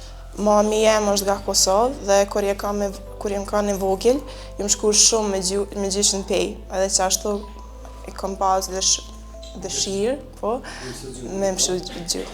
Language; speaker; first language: Albanian; non-native, learner; Bosnian